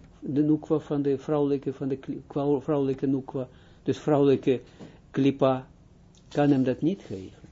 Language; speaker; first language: Dutch; non-native, fluent; Hebrew